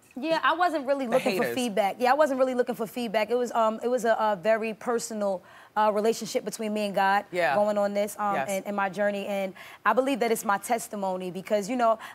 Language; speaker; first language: English; native; English